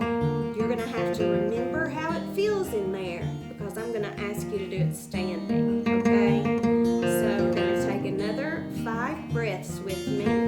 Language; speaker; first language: English; native; English